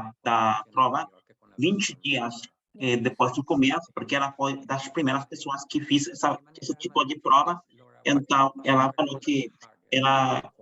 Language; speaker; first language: Portuguese; non-native, fluent; Spanish